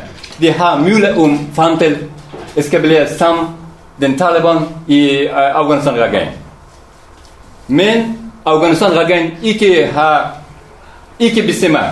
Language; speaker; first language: Danish; non-native, learner; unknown